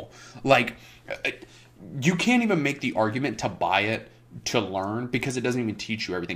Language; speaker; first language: English; native; English